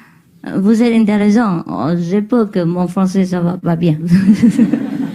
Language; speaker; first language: French; non-native, learner; Chinese